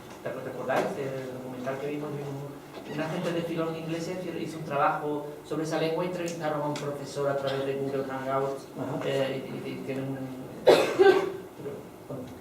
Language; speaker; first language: Spanish; native; Spanish